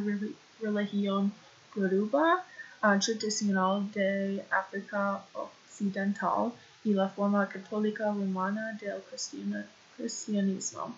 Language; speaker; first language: Spanish; non-native, learner; English